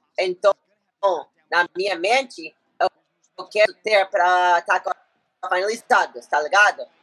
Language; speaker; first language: Portuguese; non-native, learner; English